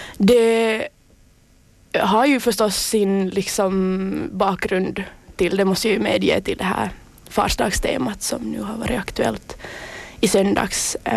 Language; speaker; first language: Swedish; native; Swedish